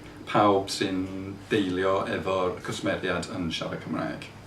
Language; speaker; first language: Welsh; non-native, fluent; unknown